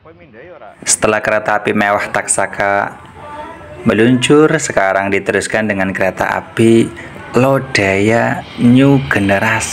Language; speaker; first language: Indonesian; native; Indonesian